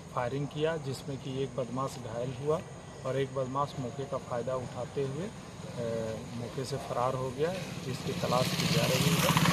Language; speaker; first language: Hindi; native; Hindi